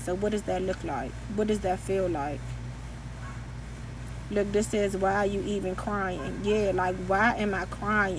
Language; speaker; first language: English; native; English